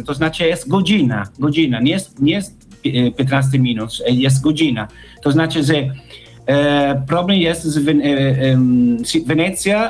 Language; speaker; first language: Polish; non-native, learner; Italian